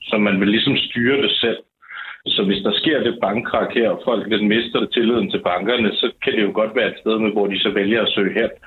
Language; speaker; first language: Danish; native; Danish